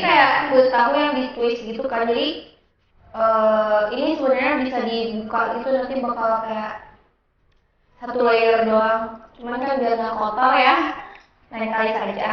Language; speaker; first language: Indonesian; early bilingual, other home language; Japanese